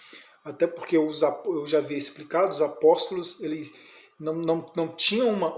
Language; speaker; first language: Portuguese; native; Portuguese